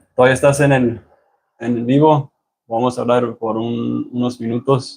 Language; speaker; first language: Spanish; early bilingual, heritage; Spanish